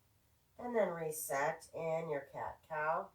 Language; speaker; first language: English; native; English